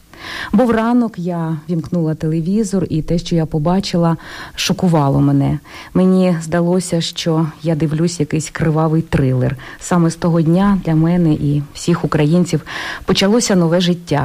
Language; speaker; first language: Ukrainian; native; Ukrainian